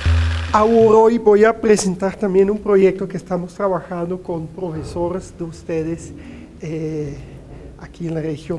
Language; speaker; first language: Spanish; non-native, fluent; Dutch